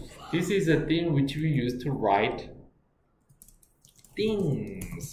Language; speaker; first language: English; non-native, fluent; Korean